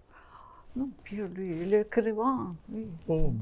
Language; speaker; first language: French; non-native, learner; Russian